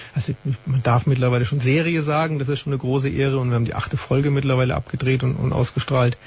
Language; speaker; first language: German; native; German